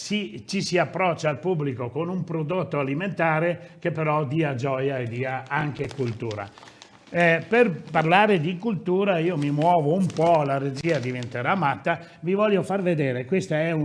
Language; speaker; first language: Italian; native; Italian